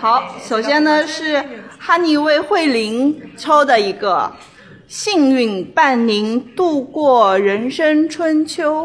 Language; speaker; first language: Chinese; native; Chinese